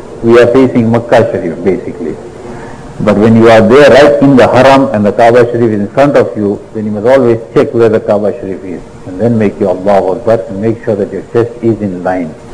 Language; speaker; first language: English; native; English